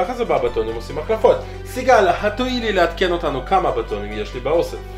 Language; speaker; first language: Hebrew; native; Hebrew